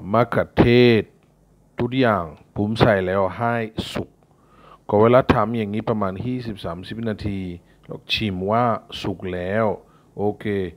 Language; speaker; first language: Thai; non-native, fluent; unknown